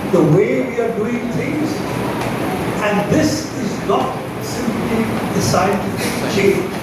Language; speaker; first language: English; non-native, local second language; Bangla